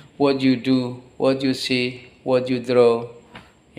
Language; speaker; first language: English; non-native, learner; Indonesian